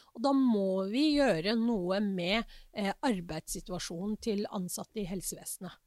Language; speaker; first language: Norwegian; early bilingual, other home language; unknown